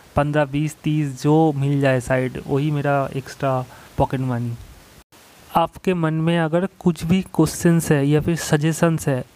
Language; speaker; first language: Hindi; non-native, local second language; Bangla